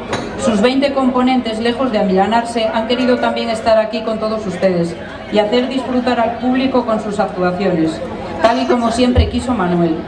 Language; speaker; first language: Spanish; native; Spanish